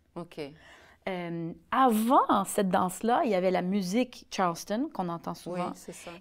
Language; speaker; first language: French; early bilingual, other home language; Polish